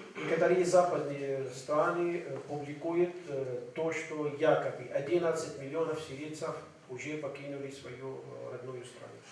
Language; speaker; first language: Russian; non-native, fluent; Arabic